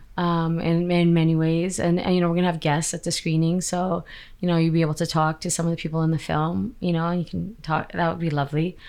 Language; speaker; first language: English; native; English